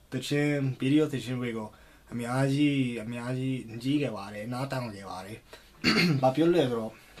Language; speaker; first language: Burmese; non-native, learner; English